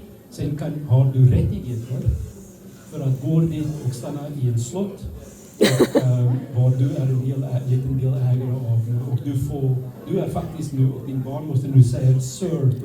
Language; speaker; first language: Swedish; non-native, learner; Afrikaans